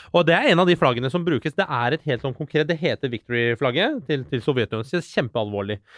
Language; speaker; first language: Norwegian; early bilingual, other home language; Persian